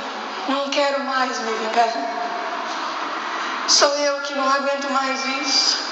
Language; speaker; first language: Portuguese; native; Portuguese